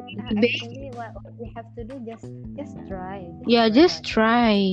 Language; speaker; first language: English; non-native, learner; Indonesian